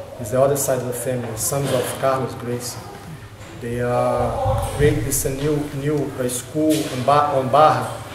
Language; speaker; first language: English; non-native, learner; Portuguese